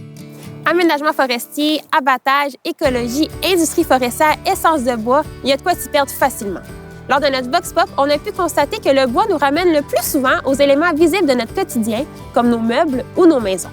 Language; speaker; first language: French; native; French